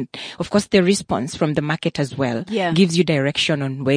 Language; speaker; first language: English; non-native, local second language; Ganda